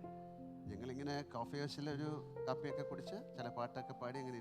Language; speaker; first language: Malayalam; native; Malayalam